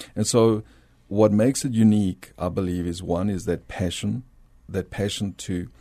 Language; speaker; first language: English; early bilingual, other home language; Spanish